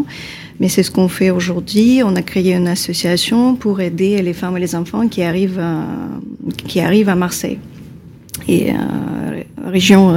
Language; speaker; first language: French; non-native, fluent; Ukrainian